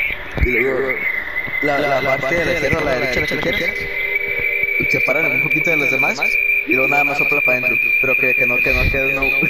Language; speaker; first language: Spanish; native; Spanish